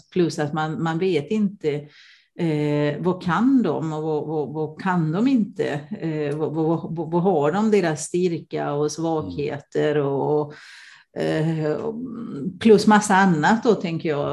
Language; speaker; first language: Swedish; non-native, fluent; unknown